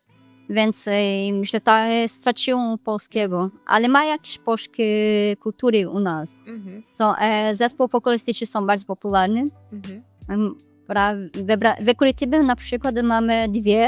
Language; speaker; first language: Polish; non-native, learner; Portuguese